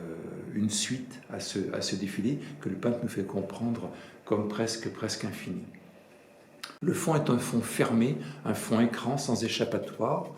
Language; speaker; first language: French; native; French